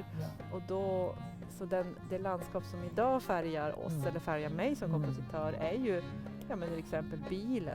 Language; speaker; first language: Swedish; native; Swedish